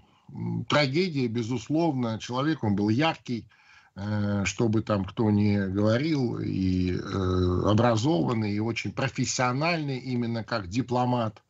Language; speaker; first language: Russian; native; Russian